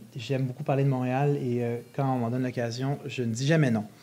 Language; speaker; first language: French; native; French